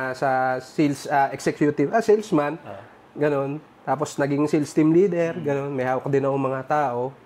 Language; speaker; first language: Filipino; native; Filipino